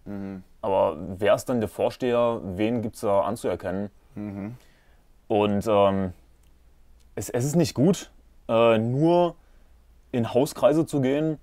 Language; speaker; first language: German; native; German